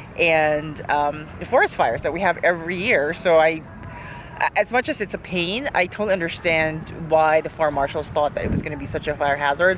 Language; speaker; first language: English; non-native, local second language; Filipino